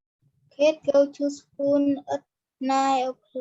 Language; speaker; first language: English; non-native, learner; Vietnamese